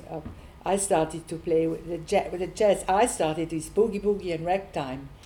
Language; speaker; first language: English; non-native, learner; Swiss German